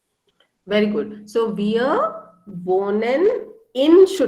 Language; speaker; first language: German; non-native, fluent; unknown